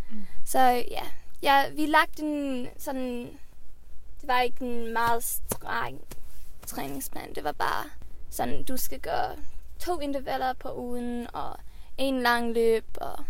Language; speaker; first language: Danish; early bilingual, heritage; Swedish